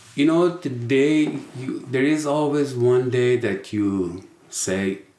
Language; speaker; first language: English; non-native, fluent; Persian